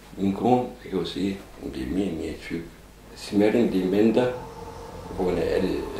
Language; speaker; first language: Danish; non-native, learner; Turkish